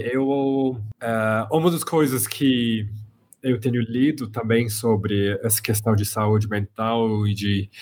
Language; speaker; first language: Portuguese; non-native, fluent; English